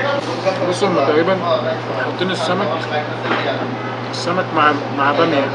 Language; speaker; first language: Arabic; native; Arabic